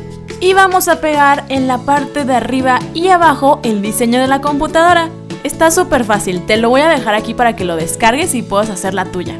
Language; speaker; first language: Spanish; native; Spanish